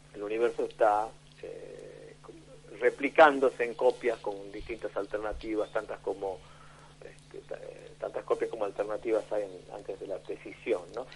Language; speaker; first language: Spanish; native; Spanish